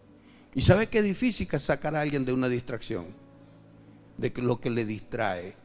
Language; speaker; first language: Spanish; native; Spanish